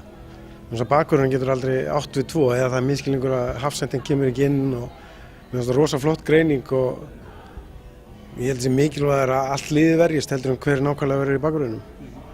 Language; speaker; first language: Icelandic; native; Icelandic